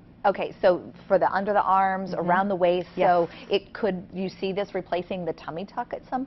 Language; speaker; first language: English; native; English